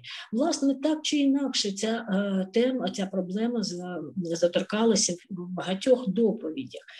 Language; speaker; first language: Ukrainian; native; Ukrainian